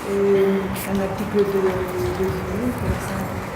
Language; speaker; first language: French; non-native, fluent; Spanish